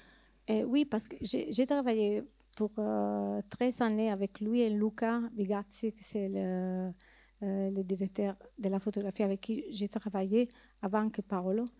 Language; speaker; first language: French; non-native, learner; Italian